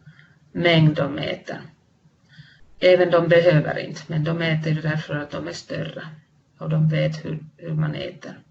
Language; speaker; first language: Swedish; non-native, fluent; Finnish